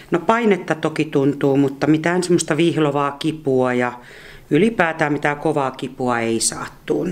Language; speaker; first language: Finnish; native; Finnish